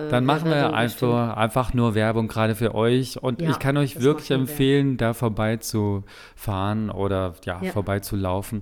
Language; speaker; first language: German; native; German